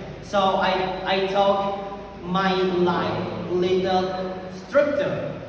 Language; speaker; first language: English; non-native, learner; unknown